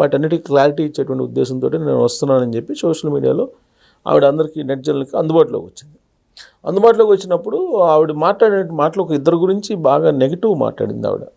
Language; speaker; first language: Telugu; native; Telugu